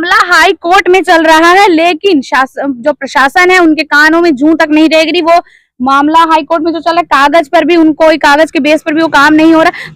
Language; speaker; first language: Hindi; native; Hindi